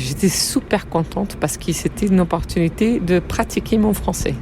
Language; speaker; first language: French; non-native, learner; Portuguese